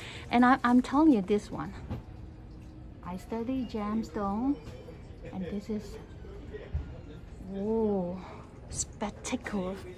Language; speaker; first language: English; non-native, learner; Cantonese